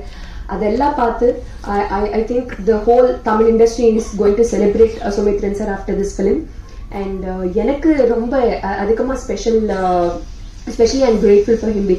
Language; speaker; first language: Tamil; non-native, learner; Telugu